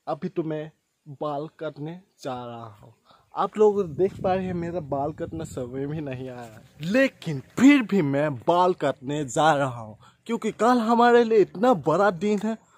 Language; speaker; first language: Hindi; non-native, local second language; Assamese